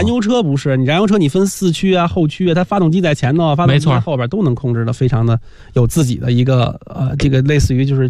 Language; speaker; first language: Chinese; native; Chinese